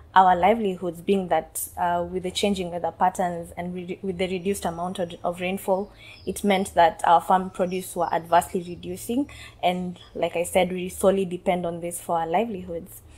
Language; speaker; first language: English; non-native, local second language; Kalenjin